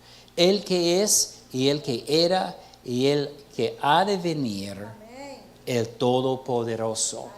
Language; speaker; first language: Spanish; non-native, fluent; English